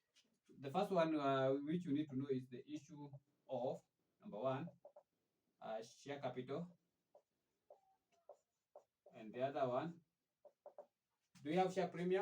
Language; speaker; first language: English; non-native, local second language; Swahili